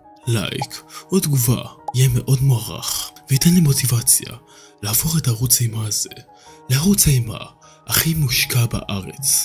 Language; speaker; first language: Hebrew; native; Hebrew